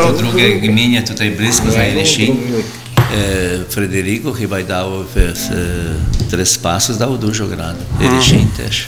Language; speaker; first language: Polish; early bilingual, heritage; Polish